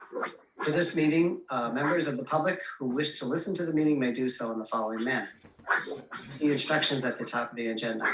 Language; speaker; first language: English; native; English